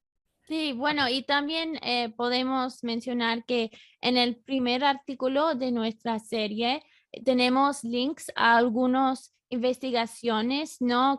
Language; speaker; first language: Spanish; non-native, fluent; English